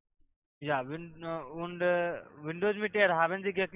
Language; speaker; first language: German; non-native, learner; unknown